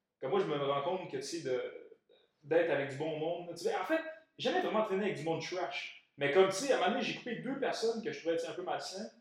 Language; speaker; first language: French; native; French